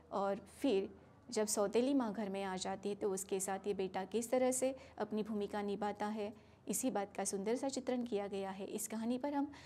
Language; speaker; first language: Hindi; non-native, local second language; Marathi